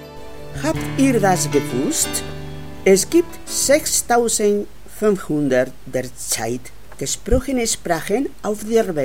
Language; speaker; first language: German; non-native, learner; Spanish